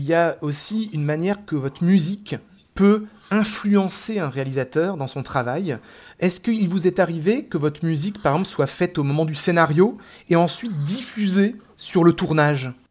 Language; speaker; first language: French; native; French